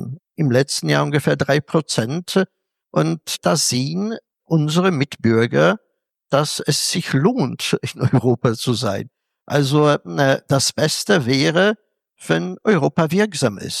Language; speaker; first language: German; non-native, fluent; Polish